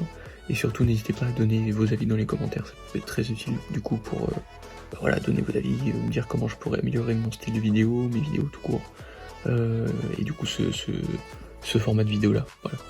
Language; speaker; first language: French; native; French